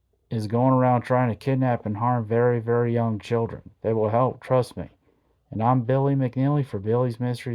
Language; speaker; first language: English; native; English